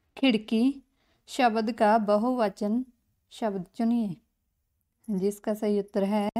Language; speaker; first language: Hindi; non-native, local second language; Punjabi